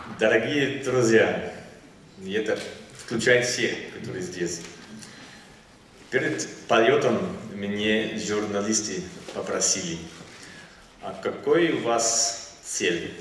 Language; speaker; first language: Russian; non-native, learner; German